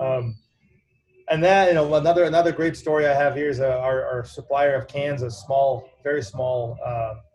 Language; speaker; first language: English; non-native, fluent; Portuguese